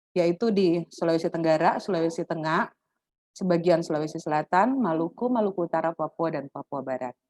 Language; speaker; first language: Indonesian; native; Indonesian